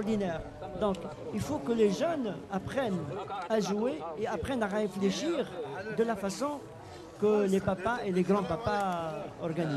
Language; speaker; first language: French; non-native, local second language; Arabic